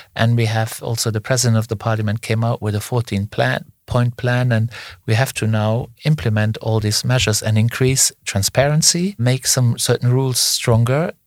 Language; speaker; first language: English; non-native, fluent; Luxembourgish